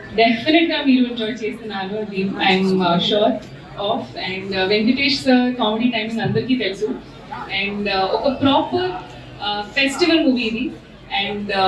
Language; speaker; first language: Telugu; non-native, learner; Hindi